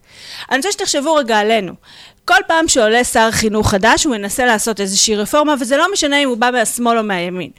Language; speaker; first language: Hebrew; native; Hebrew